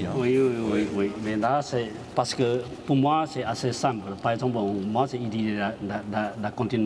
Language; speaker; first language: French; non-native, learner; Chinese